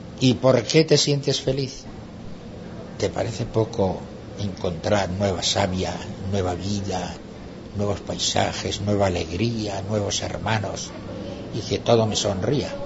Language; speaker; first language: Spanish; non-native, local second language; Basque